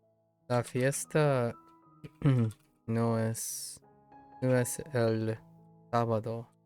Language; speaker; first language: Spanish; non-native, learner; English